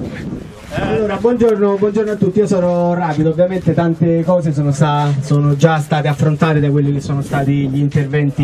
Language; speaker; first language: Italian; native; Italian